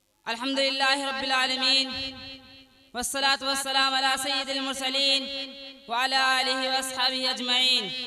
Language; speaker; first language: Arabic; non-native, learner; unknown